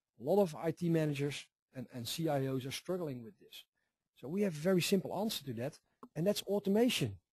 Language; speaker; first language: English; non-native, fluent; Dutch